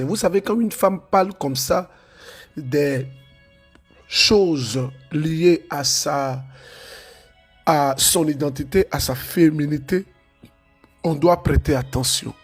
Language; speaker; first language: French; native; French